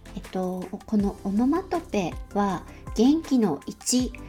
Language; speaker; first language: Japanese; native; Japanese